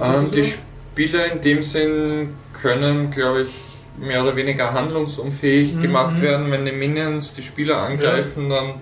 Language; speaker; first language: German; native; German